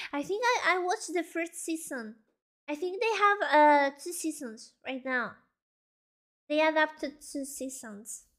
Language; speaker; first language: English; non-native, learner; Spanish